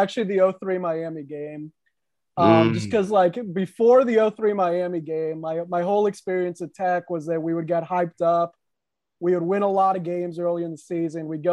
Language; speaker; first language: English; native; English